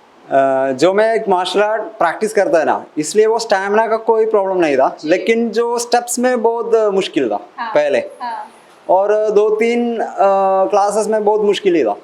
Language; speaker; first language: Hindi; non-native, local second language; Malayalam